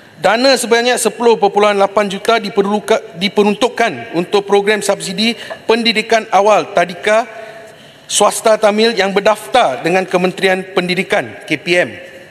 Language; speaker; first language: Malay; non-native, local second language; Tamil